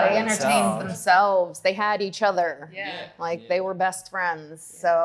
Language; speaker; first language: English; native; English